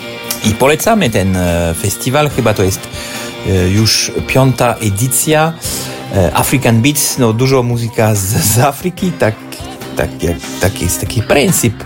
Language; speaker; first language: Polish; non-native, fluent; French